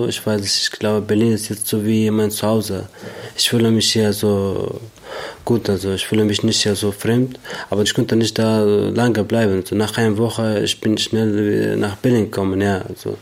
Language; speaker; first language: German; non-native, learner; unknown